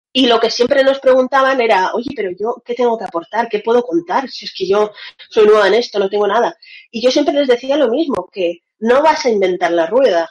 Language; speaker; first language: Spanish; early bilingual, other home language; Russian